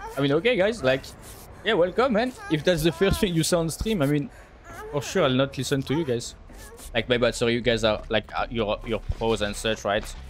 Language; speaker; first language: English; non-native, fluent; French